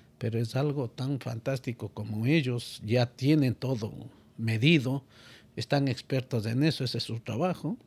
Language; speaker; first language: Spanish; native; Spanish